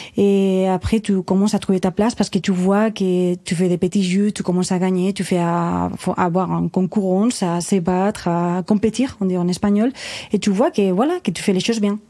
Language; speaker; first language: French; non-native, fluent; Spanish